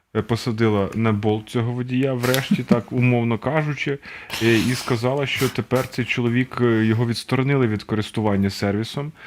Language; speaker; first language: Ukrainian; native; Ukrainian